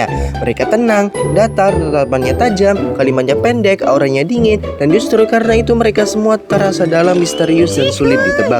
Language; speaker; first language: Indonesian; native; Indonesian